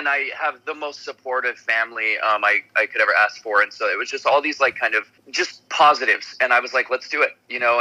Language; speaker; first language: English; native; English